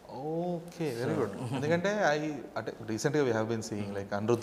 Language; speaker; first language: Telugu; native; Telugu